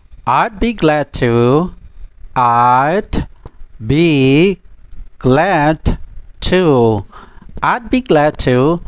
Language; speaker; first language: English; non-native, fluent; Indonesian